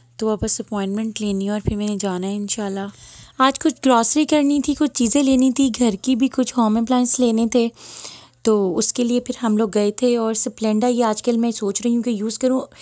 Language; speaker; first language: Urdu; native; Urdu